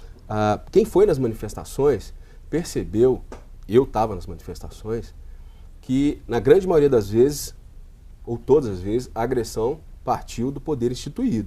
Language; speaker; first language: Portuguese; native; Portuguese